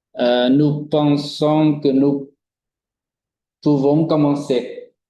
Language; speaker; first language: French; non-native, fluent; Vietnamese